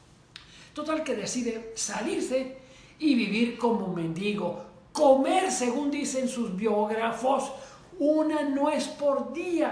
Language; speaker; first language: Spanish; native; Spanish